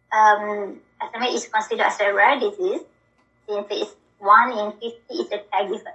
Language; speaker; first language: English; non-native, local second language; Malay